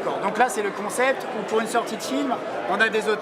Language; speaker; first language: French; native; French